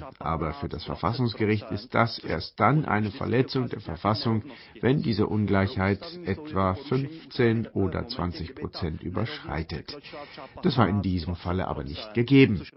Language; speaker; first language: German; native; German